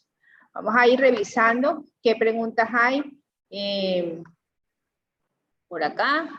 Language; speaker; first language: Spanish; native; Spanish